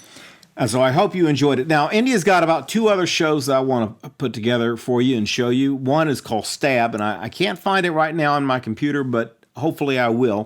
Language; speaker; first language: English; native; English